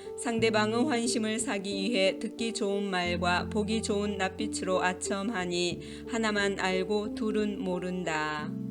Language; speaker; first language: Korean; native; Korean